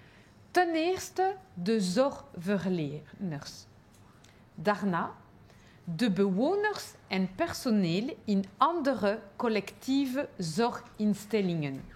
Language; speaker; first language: Dutch; non-native, local second language; French